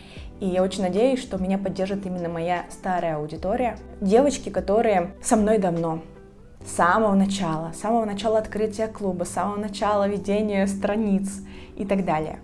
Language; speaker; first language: Russian; native; Russian